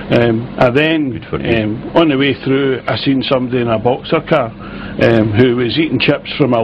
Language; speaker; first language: English; native; English